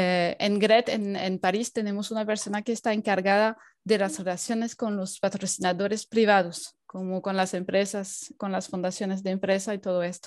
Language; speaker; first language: Spanish; non-native, fluent; French